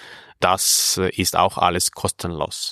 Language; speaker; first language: German; non-native, fluent; Russian